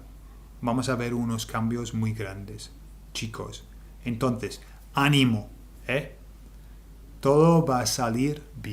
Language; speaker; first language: Spanish; non-native, fluent; English